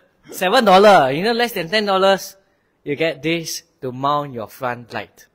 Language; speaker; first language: English; non-native, local second language; Chinese